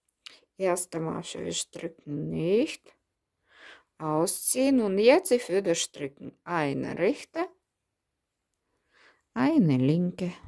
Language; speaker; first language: German; non-native, fluent; Russian